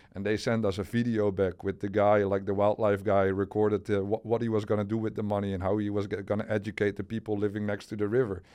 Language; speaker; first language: English; non-native, fluent; Dutch